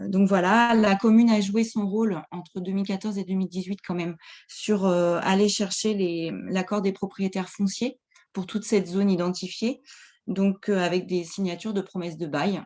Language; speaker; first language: French; native; French